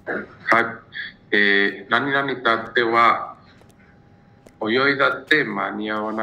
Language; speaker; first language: Japanese; non-native, learner; Spanish